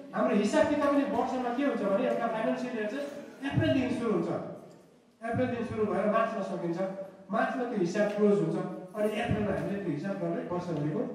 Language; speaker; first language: Nepali; native; Nepali